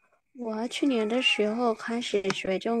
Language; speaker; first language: Chinese; non-native, learner; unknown